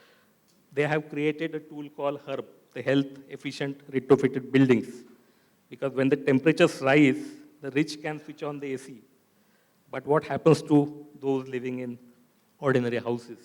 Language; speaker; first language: English; non-native, local second language; Marathi